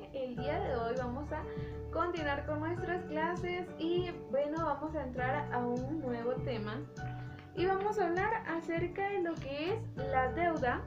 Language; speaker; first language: Spanish; native; Spanish